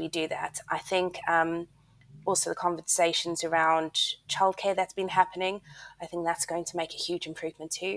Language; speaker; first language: English; native; English